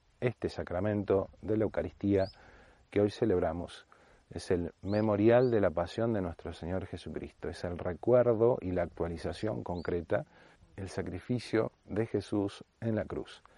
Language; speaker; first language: Spanish; native; Spanish